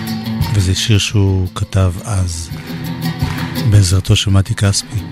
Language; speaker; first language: Hebrew; native; Hebrew